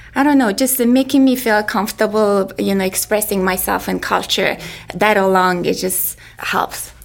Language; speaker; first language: English; non-native, fluent; Mongolian